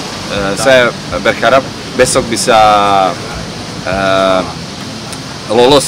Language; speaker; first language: Indonesian; non-native, learner; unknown